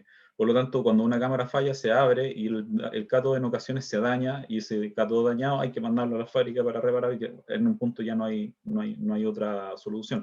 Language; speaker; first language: Spanish; native; Spanish